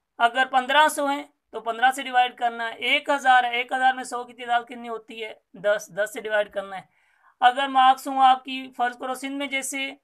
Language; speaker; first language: Urdu; non-native, local second language; Sindhi